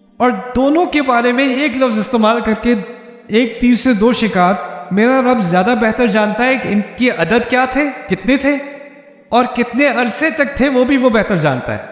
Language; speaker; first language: Urdu; early bilingual, heritage; Urdu